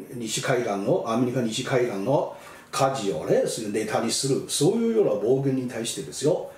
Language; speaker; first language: Japanese; non-native, fluent; Chinese